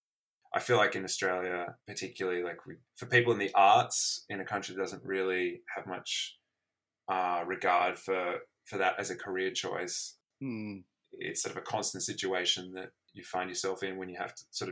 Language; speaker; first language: English; native; English